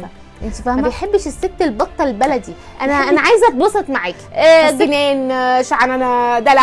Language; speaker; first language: Arabic; native; Arabic